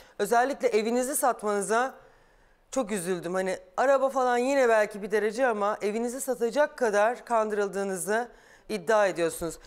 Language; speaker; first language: Turkish; native; Turkish